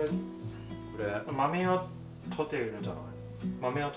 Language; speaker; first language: Japanese; non-native, learner; Thai